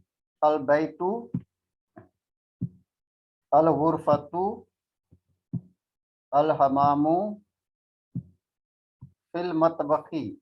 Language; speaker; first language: Arabic; non-native, learner; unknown